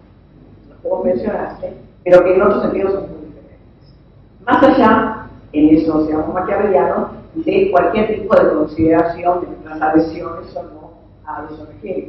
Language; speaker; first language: Spanish; native; Spanish